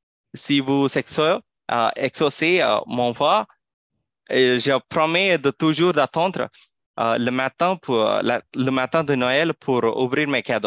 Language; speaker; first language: French; non-native, fluent; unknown